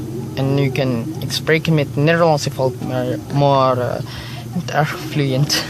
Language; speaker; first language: Dutch; non-native, learner; Filipino